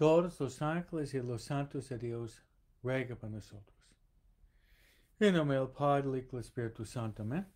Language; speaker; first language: Spanish; non-native, fluent; English